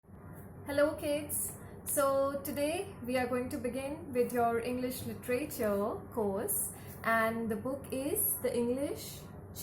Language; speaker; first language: English; non-native, local second language; Hindi